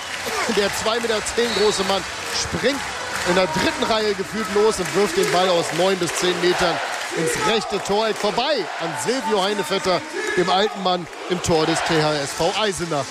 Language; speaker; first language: German; native; German